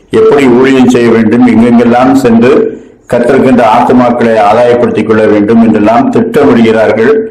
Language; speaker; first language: Tamil; native; Tamil